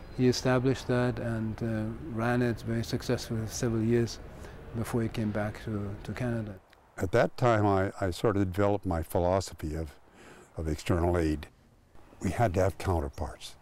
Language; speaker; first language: English; native; English